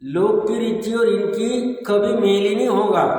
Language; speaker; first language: Hindi; native; Hindi